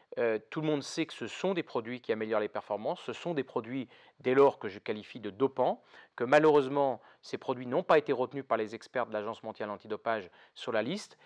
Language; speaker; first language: French; native; French